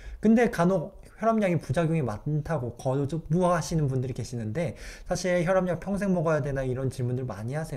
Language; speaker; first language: Korean; native; Korean